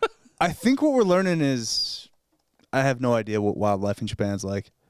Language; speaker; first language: English; native; English